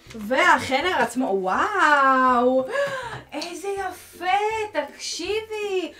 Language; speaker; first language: Hebrew; native; Hebrew